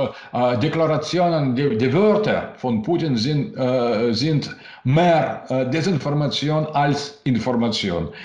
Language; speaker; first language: German; non-native, learner; Russian